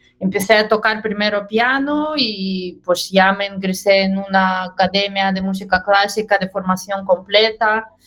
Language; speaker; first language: Spanish; non-native, fluent; Russian